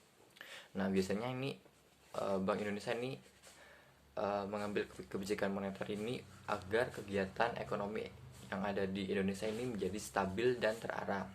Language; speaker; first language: Indonesian; native; Indonesian